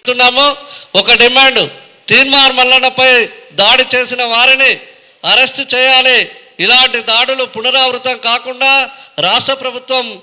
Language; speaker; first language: Telugu; native; Telugu